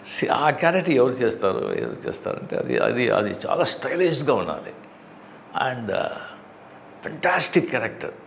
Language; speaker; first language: Telugu; non-native, local second language; Marathi